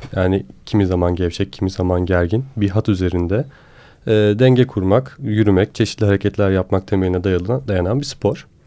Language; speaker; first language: Turkish; native; Turkish